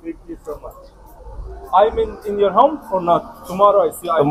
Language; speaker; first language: English; non-native, learner; Persian